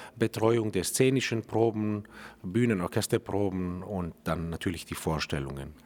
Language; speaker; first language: German; non-native, fluent; Greek